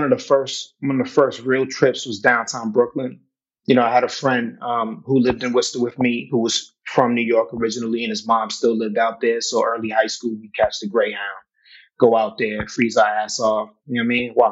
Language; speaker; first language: English; native; English